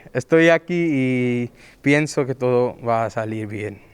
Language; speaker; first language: Spanish; non-native, learner; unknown